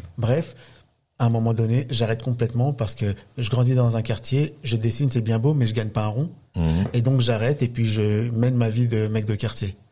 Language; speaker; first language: French; native; French